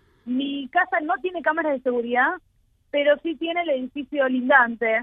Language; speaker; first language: Spanish; native; Spanish